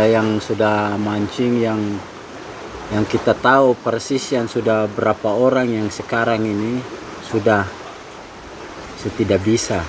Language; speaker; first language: Indonesian; non-native, local second language; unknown